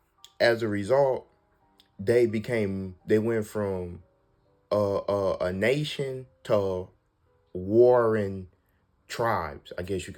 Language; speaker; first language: English; native; English